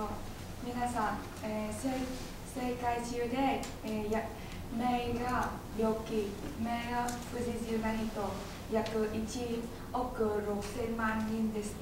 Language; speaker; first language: Japanese; non-native, learner; Vietnamese